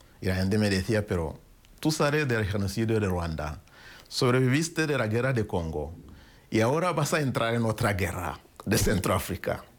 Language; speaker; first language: Spanish; non-native, fluent; Kinyarwanda